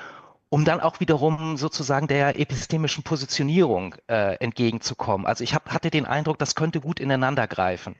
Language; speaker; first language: German; native; German